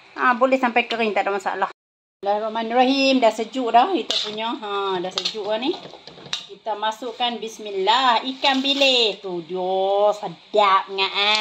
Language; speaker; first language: Malay; native; Malay